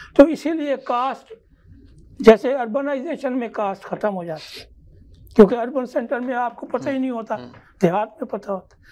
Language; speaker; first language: Urdu; non-native, local second language; Saraiki